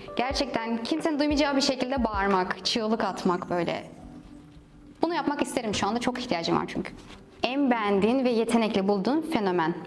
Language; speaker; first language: Turkish; non-native, fluent; Russian